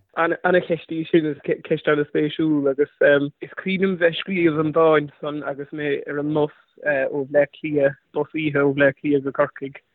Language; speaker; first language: Irish; non-native, local second language; English